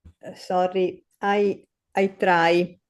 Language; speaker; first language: English; non-native, learner; Italian